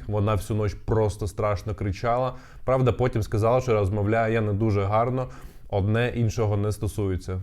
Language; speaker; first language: Ukrainian; non-native, local second language; Russian